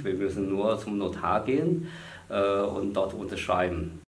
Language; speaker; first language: German; non-native, fluent; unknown